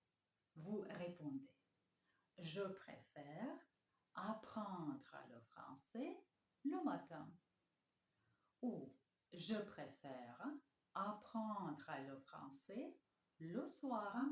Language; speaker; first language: French; non-native, fluent; Russian